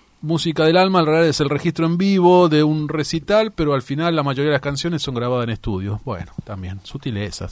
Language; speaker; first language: Spanish; native; Spanish